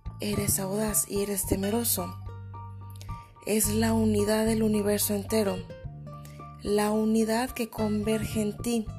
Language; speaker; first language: Spanish; native; Spanish